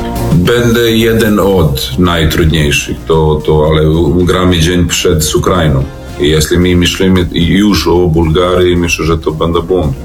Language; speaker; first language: Polish; non-native, learner; Serbian